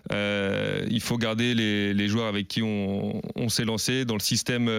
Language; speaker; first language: French; native; French